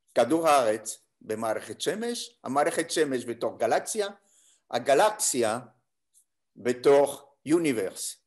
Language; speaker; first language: Hebrew; non-native, fluent; French